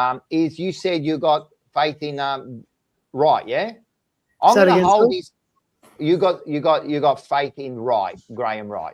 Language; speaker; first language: English; native; English